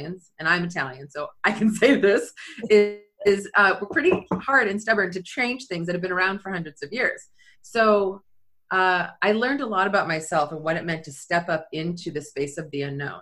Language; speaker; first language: English; native; English